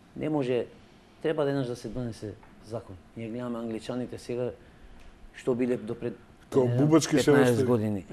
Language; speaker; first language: Macedonian; non-native, local second language; Albanian